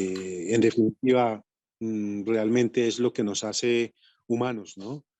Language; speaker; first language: Spanish; native; Spanish